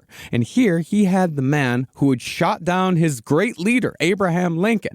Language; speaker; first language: English; native; English